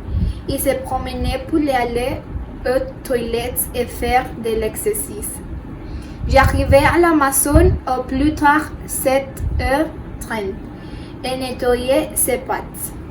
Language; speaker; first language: French; non-native, learner; Spanish